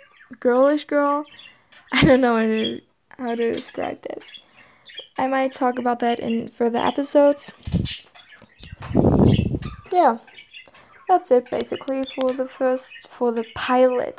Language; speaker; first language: English; non-native, fluent; German